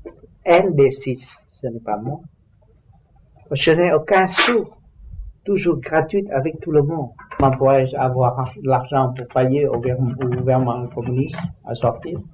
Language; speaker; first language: French; non-native, learner; Vietnamese